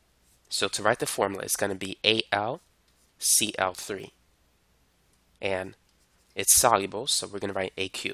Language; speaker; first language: English; native; English